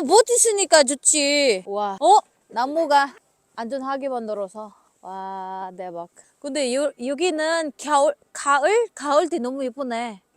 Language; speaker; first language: Korean; non-native, learner; Filipino